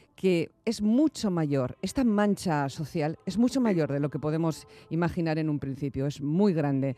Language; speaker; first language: Spanish; native; Spanish